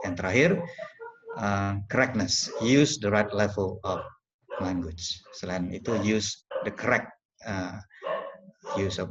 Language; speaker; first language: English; non-native, fluent; Indonesian